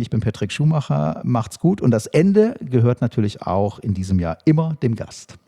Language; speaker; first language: German; native; German